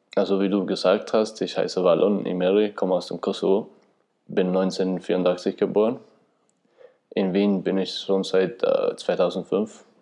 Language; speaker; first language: German; non-native, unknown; Albanian